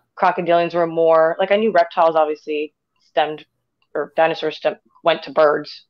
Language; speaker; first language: English; native; English